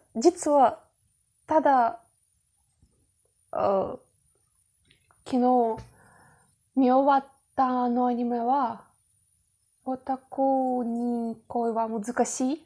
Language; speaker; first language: Japanese; non-native, learner; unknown